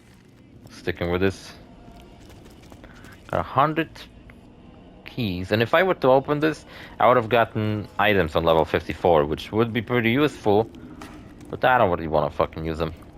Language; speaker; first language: English; non-native, fluent; Polish